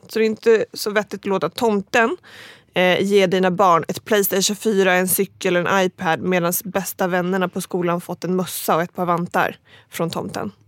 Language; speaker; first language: Swedish; native; Swedish